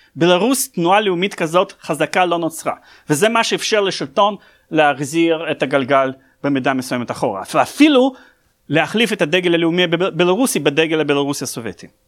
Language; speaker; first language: Hebrew; non-native, fluent; Russian